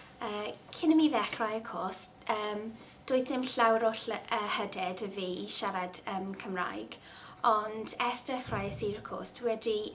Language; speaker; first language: Welsh; non-native, local second language; English